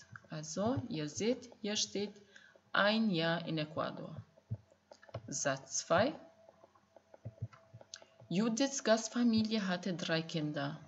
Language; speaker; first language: German; non-native, fluent; Albanian